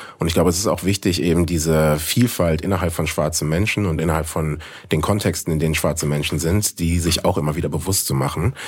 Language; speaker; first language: German; native; German